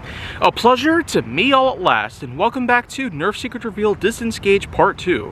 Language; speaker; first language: English; native; English